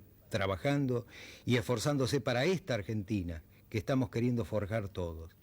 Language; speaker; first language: Spanish; native; Spanish